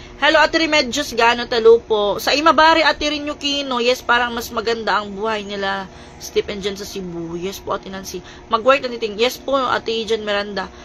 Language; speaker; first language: Filipino; non-native, local second language; Cebuano